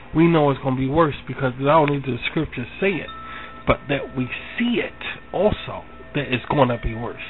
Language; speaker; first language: English; native; English